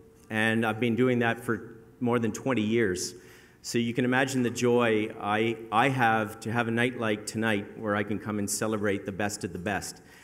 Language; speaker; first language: English; native; English